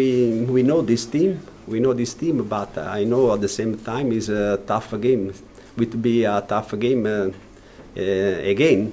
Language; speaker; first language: English; non-native, learner; Italian